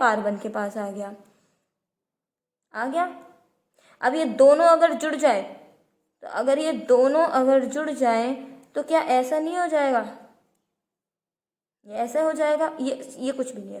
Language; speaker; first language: Hindi; native; Hindi